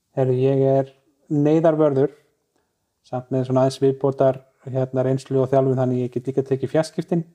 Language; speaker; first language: Icelandic; native; Icelandic